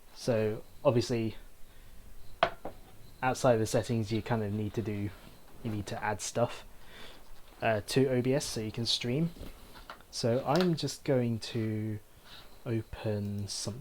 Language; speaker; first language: English; native; English